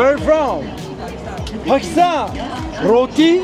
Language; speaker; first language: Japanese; non-native, fluent; Persian